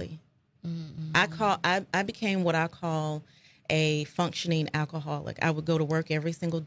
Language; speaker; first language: English; native; English